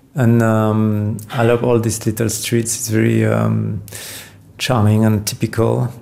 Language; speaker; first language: English; non-native, fluent; French